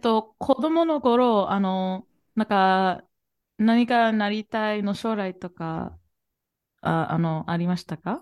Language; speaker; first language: Japanese; non-native, fluent; English